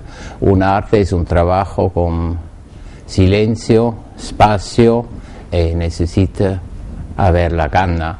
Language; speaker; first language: Spanish; non-native, learner; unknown